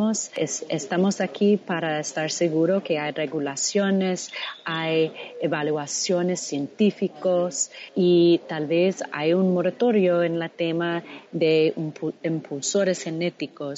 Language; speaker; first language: Spanish; non-native, fluent; English